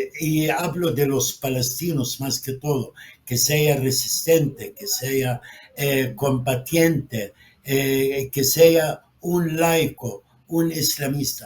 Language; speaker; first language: Spanish; non-native, fluent; Arabic